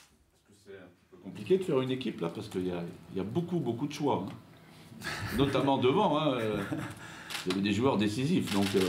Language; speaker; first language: French; native; French